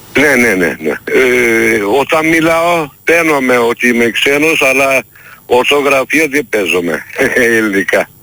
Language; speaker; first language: Greek; non-native, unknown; Turkish